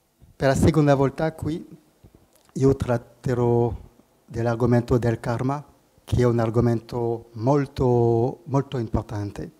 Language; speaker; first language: Italian; non-native, fluent; French